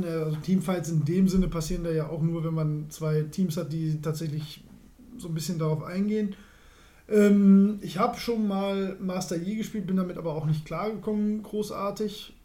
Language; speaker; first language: German; native; German